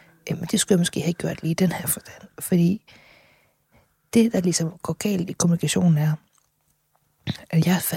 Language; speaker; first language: Danish; native; Danish